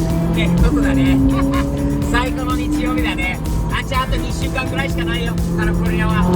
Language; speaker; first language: Japanese; non-native, fluent; English